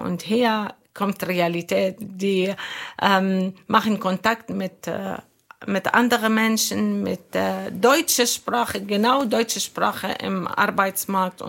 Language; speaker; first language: German; non-native, learner; Arabic